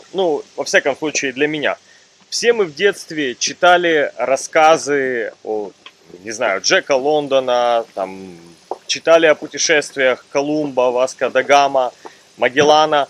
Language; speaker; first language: Russian; native; Russian